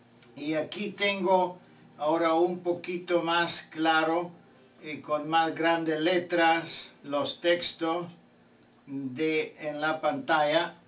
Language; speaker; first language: Spanish; non-native, fluent; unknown